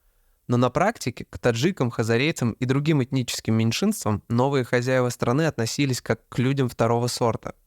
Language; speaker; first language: Russian; native; Russian